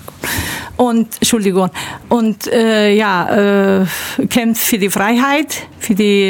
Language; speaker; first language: German; early bilingual, other home language; Turkish